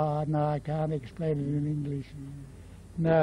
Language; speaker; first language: English; native; English